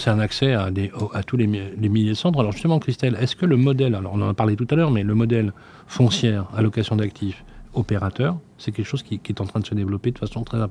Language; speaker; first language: French; native; French